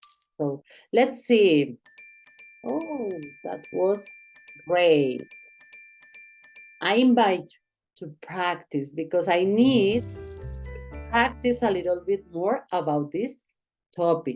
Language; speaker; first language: English; non-native, learner; Spanish